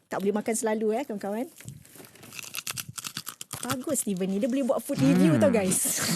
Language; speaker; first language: Malay; native; Malay